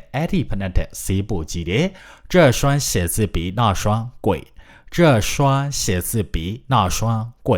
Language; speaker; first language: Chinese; non-native, fluent; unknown